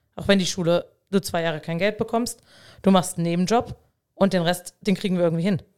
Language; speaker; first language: German; native; German